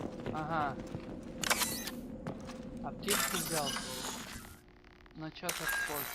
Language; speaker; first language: Russian; native; Russian